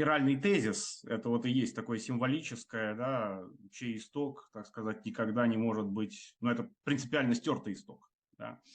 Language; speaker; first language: Russian; native; Russian